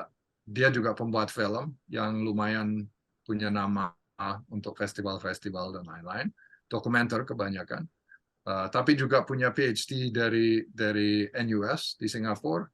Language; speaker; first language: Indonesian; non-native, fluent; English